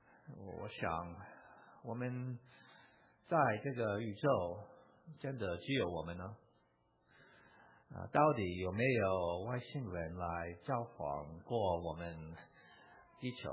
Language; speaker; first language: Chinese; non-native, fluent; English